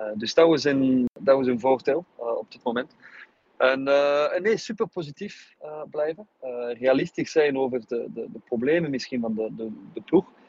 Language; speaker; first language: Dutch; non-native, fluent; English